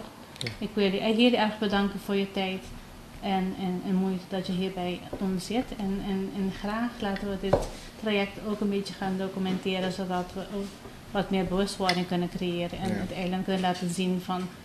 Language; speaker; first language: Dutch; non-native, local second language; Papiamento